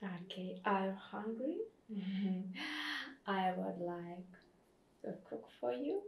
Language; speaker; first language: English; non-native, learner; Russian